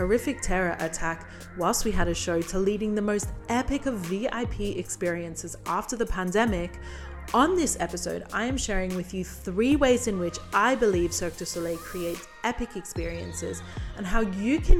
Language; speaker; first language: English; native; English